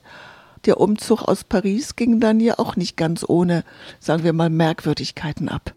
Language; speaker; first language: German; native; German